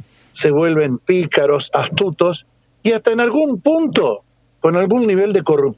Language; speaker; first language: Spanish; native; Spanish